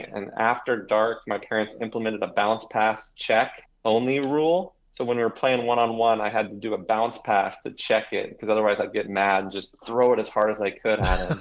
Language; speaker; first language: English; native; English